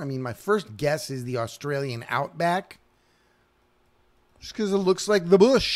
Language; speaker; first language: English; native; English